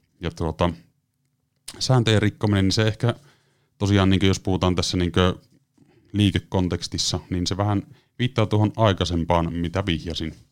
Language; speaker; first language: Finnish; native; Finnish